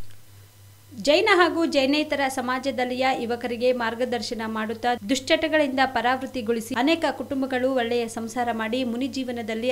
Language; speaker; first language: Kannada; native; Kannada